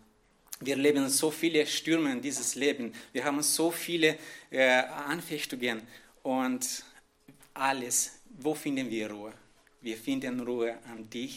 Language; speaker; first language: German; non-native, fluent; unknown